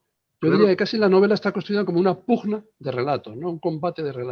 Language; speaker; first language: Spanish; native; Spanish